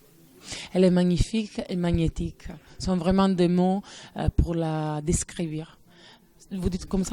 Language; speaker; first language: French; non-native, fluent; Italian